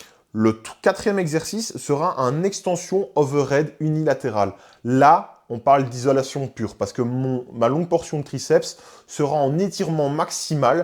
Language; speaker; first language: French; native; French